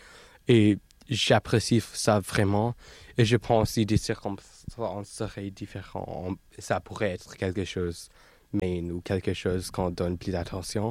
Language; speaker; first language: French; non-native, local second language; English